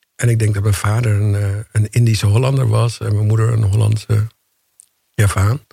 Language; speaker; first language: Dutch; early bilingual, other home language; Indonesian